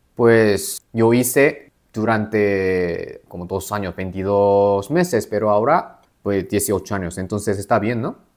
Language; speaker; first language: Spanish; non-native, fluent; Korean